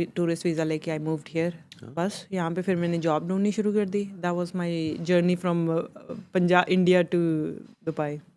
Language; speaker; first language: Hindi; non-native, local second language; Punjabi